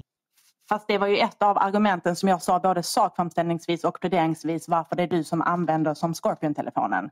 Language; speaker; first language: Swedish; native; Swedish